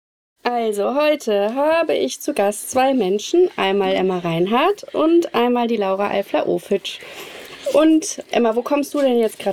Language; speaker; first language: German; native; German